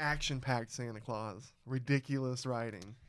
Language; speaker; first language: English; native; English